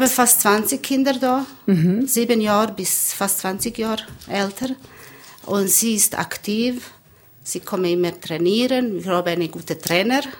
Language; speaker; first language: German; non-native, learner; Bosnian